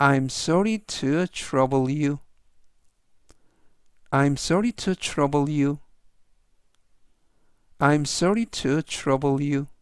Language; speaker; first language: English; non-native, fluent; Korean